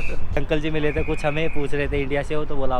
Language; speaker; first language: Hindi; native; Hindi